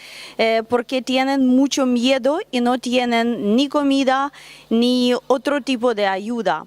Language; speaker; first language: Spanish; non-native, learner; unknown